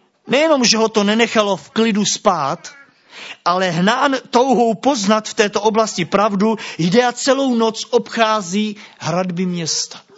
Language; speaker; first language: Czech; native; Czech